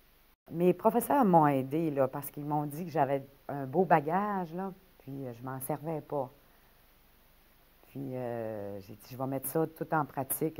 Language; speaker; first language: French; native; French